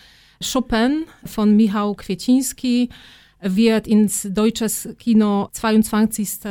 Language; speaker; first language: German; non-native, fluent; Polish